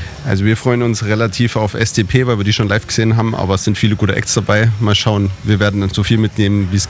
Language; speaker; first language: German; native; German